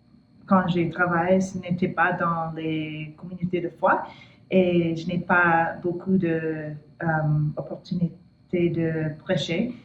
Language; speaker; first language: French; non-native, learner; English